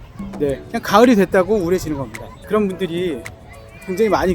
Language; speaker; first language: Korean; native; Korean